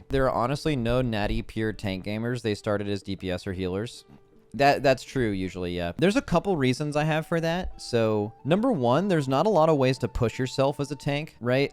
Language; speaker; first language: English; native; English